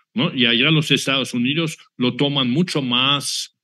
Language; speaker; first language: Spanish; non-native, fluent; German